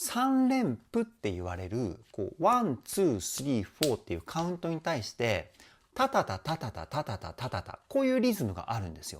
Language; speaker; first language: Japanese; native; Japanese